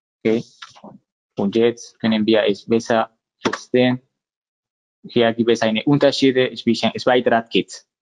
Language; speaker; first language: German; non-native, learner; Spanish